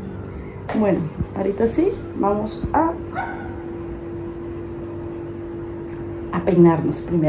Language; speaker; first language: Spanish; native; Spanish